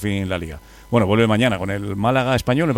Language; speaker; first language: Spanish; native; Spanish